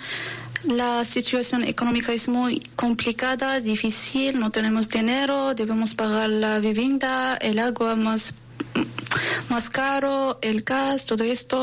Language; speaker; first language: Spanish; non-native, learner; Arabic